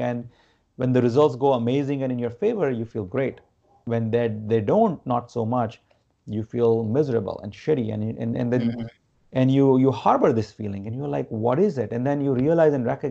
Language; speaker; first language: English; non-native, local second language; Gujarati